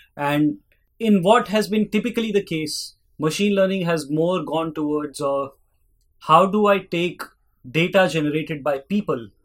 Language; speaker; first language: English; non-native, local second language; Hindi